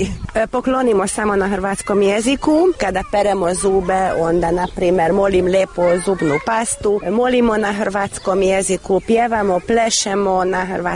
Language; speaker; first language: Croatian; non-native, local second language; Hungarian